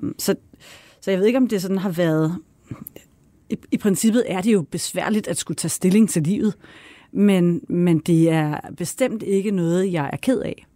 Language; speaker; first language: Danish; native; Danish